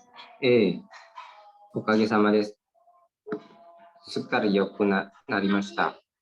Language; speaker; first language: Japanese; non-native, learner; Indonesian